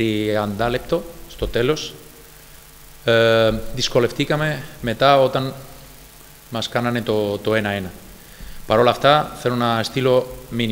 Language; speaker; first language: Greek; non-native, fluent; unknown